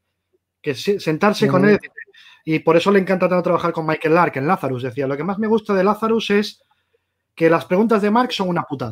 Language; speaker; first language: Spanish; native; Spanish